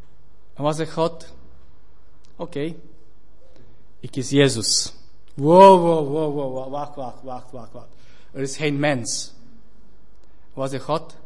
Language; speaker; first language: Dutch; non-native, fluent; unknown